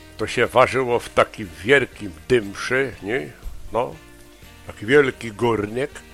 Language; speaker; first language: Polish; native; Polish